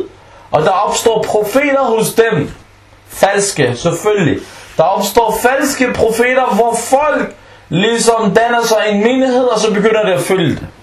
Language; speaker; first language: Danish; non-native, fluent; Arabic